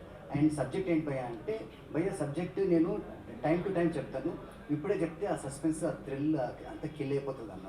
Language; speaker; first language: Telugu; native; Telugu